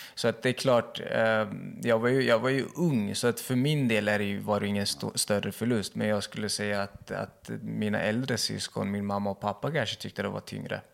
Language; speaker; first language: Swedish; early bilingual, other home language; Kurdish